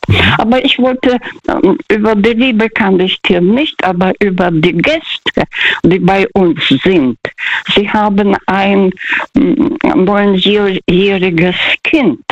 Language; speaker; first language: German; early bilingual, other home language; Russian